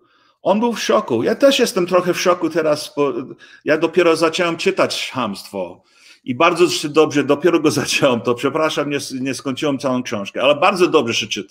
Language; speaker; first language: Polish; early bilingual, heritage; English